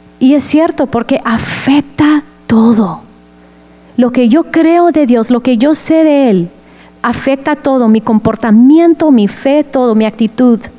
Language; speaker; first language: Spanish; non-native, fluent; English